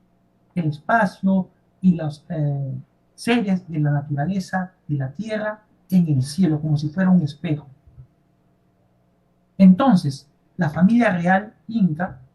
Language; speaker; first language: Spanish; native; Spanish